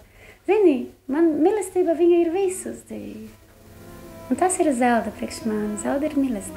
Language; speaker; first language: Latvian; non-native, learner; Portuguese